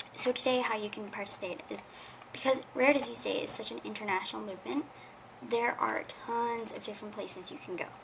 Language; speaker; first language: English; native; English